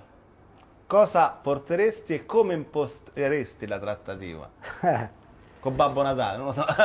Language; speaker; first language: Italian; native; Italian